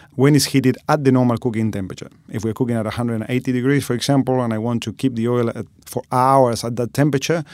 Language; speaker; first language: English; non-native, fluent; Spanish